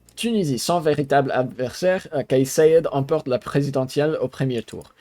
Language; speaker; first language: French; non-native, learner; English